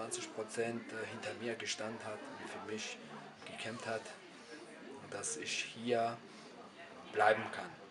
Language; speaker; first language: German; non-native, fluent; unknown